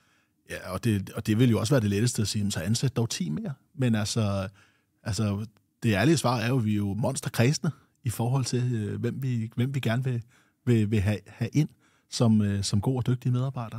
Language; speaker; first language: Danish; native; Danish